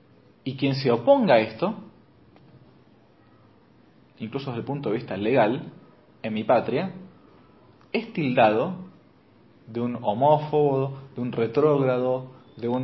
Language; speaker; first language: Spanish; native; Spanish